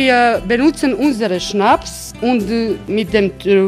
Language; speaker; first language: German; non-native, learner; Croatian